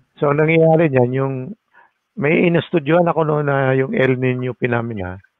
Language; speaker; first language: Filipino; non-native, local second language; Cebuano